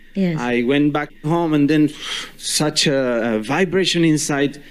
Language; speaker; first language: English; non-native, fluent; Spanish